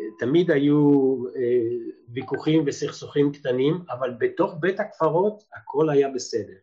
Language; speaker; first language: Hebrew; early bilingual, other home language; Serbian